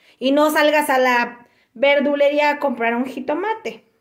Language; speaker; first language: Spanish; native; Spanish